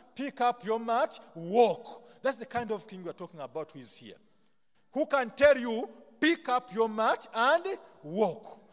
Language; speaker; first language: English; non-native, local second language; Ganda